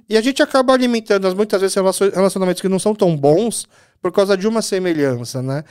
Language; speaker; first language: Portuguese; early bilingual, other home language; Korean